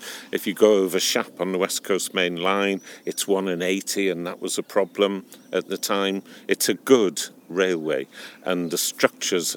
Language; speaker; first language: English; native; English